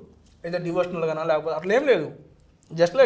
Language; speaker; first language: Telugu; native; Telugu